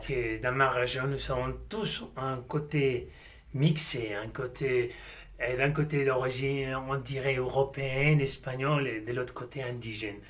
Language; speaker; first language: French; non-native, fluent; Spanish